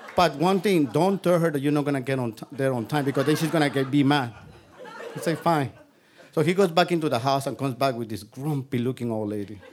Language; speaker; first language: English; non-native, fluent; Spanish